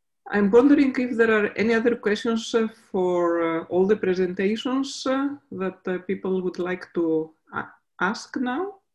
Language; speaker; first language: English; non-native, fluent; Greek